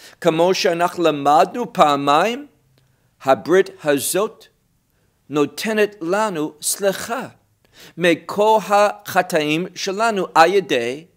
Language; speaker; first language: Hebrew; non-native, fluent; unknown